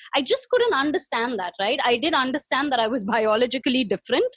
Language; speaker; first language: English; non-native, local second language; Hindi